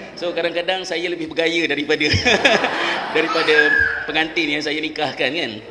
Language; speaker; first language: Malay; native; Malay